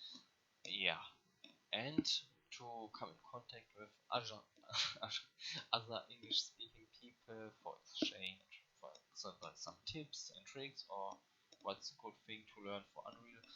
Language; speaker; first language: English; non-native, learner; German